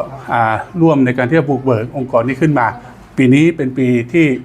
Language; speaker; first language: Thai; native; Thai